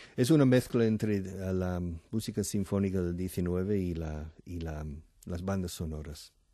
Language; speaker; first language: Spanish; non-native, fluent; English